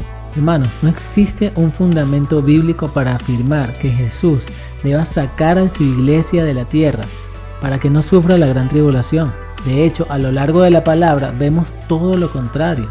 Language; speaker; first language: Spanish; native; Spanish